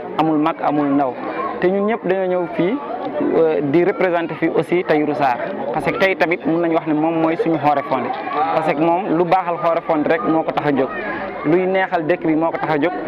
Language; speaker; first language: Wolof; non-native, local second language; Fula